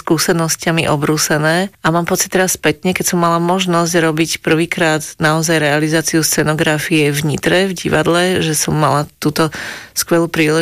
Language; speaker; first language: Slovak; native; Slovak